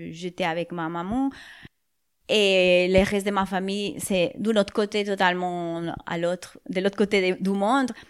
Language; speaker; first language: French; non-native, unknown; Spanish